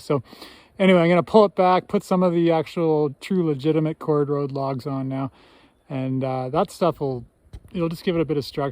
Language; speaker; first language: English; native; English